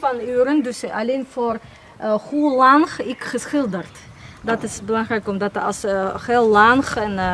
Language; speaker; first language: Dutch; non-native, learner; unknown